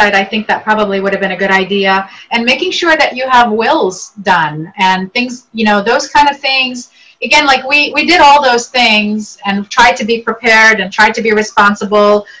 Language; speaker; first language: English; early bilingual, other home language; Arabic